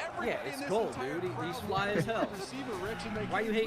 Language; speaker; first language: English; native; English